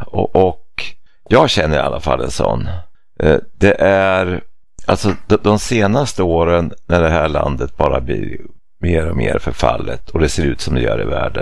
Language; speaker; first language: Swedish; native; Swedish